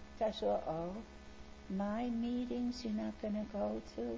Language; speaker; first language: English; native; English